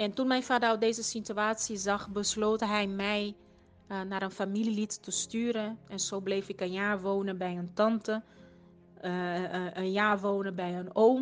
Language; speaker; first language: Dutch; non-native, fluent; Portuguese